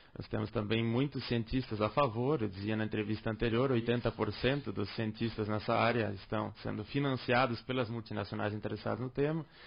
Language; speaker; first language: Portuguese; non-native, local second language; German